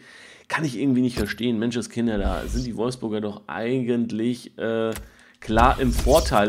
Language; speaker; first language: German; native; German